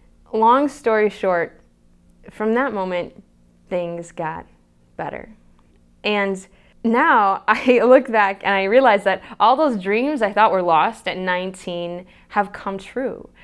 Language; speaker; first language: English; native; English